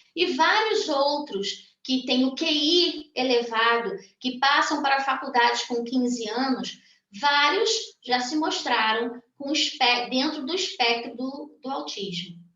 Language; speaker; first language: Portuguese; native; Portuguese